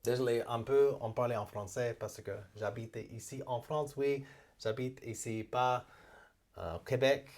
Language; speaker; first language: French; non-native, learner; English